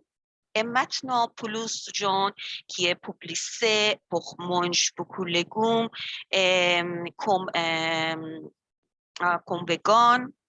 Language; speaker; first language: French; non-native, learner; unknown